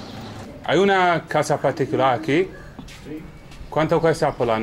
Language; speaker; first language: Spanish; non-native, learner; English